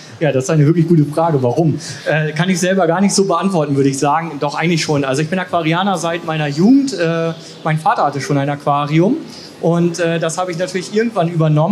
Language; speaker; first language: German; native; German